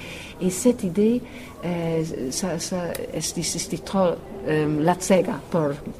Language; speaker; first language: French; non-native, fluent; Western Frisian